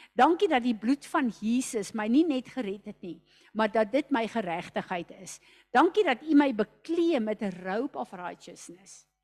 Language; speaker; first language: Afrikaans; native; Afrikaans